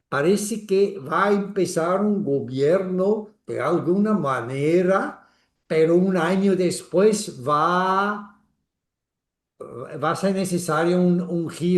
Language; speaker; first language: Spanish; non-native, fluent; German